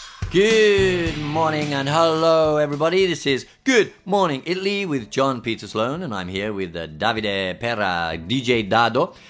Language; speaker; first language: English; native; English